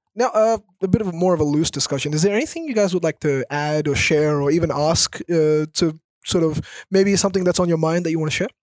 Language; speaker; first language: English; early bilingual, other home language; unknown